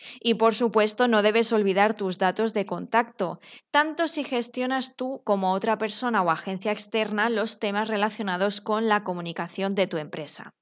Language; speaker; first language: Spanish; native; Spanish